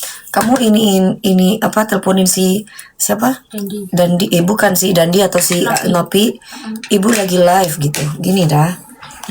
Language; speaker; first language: Indonesian; native; Indonesian